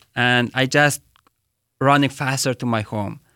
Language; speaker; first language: English; non-native, fluent; Persian